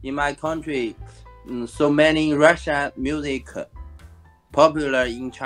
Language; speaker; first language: English; non-native, learner; Chinese